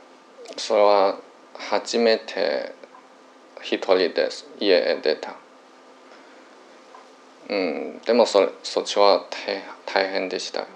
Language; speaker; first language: Japanese; non-native, learner; Chinese